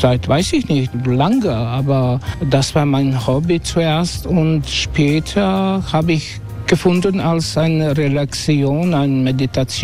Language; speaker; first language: German; non-native, learner; Croatian